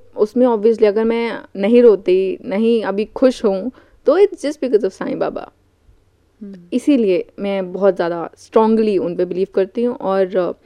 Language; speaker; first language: Hindi; native; Hindi